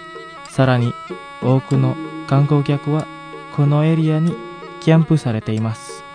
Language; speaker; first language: Japanese; non-native, fluent; Indonesian